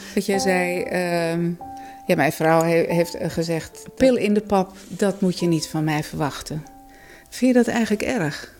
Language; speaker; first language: Dutch; native; Dutch